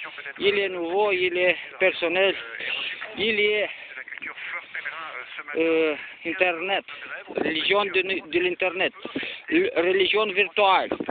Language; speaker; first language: French; non-native, learner; Romanian